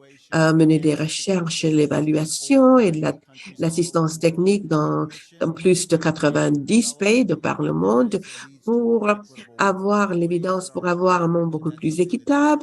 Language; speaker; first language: French; non-native, fluent; English